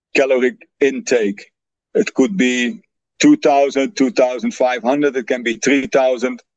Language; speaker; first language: English; non-native, fluent; Dutch